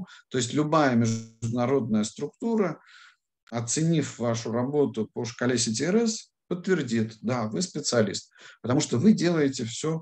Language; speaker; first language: Russian; native; Russian